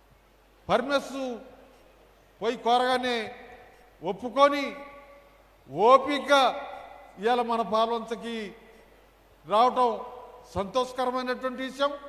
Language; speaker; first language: Telugu; native; Telugu